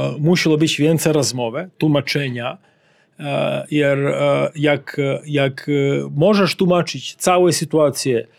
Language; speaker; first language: Polish; non-native, fluent; Serbian